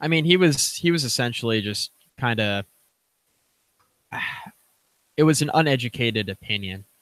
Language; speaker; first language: English; native; English